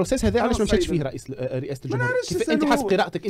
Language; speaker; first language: Arabic; native; Arabic